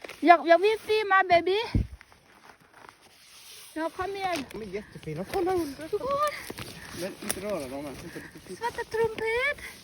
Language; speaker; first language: Swedish; non-native, learner; Thai